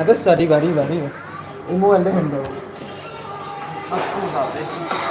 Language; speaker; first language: Italian; non-native, learner; Bangla